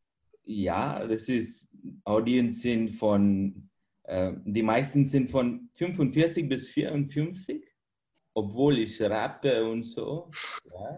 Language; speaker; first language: German; non-native, fluent; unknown